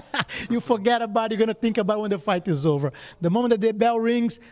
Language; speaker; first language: English; non-native, fluent; Portuguese